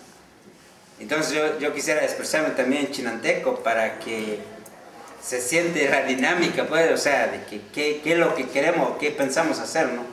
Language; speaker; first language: Spanish; non-native, local second language; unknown